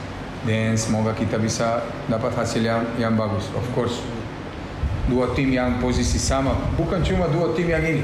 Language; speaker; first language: Indonesian; non-native, learner; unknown